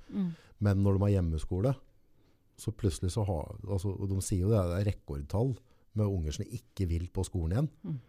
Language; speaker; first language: Norwegian; native; Norwegian